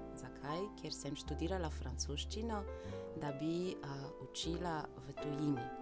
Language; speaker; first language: Slovenian; non-native, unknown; French